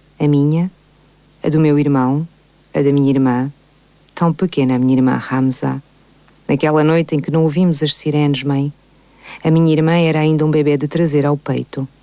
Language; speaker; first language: Portuguese; native; Portuguese